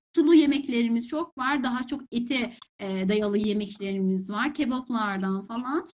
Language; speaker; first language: Turkish; non-native, fluent; Persian